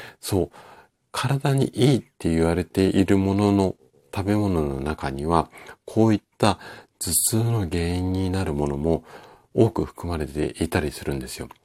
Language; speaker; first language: Japanese; native; Japanese